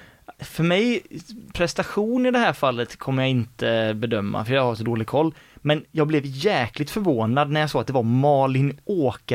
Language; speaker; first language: Swedish; native; Swedish